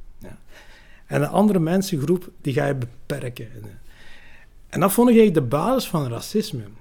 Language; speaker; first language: Dutch; early bilingual, other home language; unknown